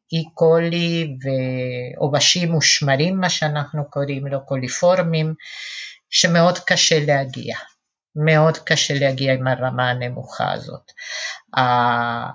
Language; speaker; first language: Hebrew; non-native, fluent; Spanish